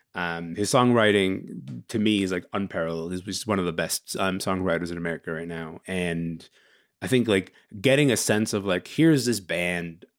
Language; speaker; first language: English; early bilingual, other home language; Arabic